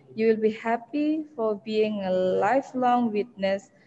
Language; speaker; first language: English; non-native, fluent; Indonesian